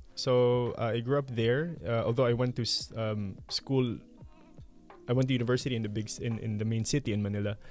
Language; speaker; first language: English; non-native, local second language; Filipino